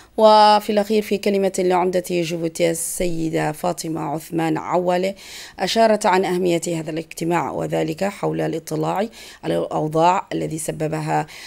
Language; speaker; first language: Arabic; non-native, local second language; Somali